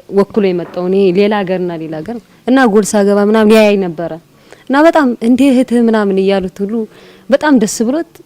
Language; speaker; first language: Amharic; native; Amharic